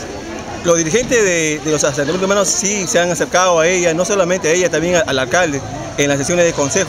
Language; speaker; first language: Spanish; native; Spanish